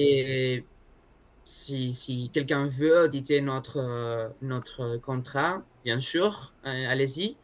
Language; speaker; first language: French; non-native, learner; Spanish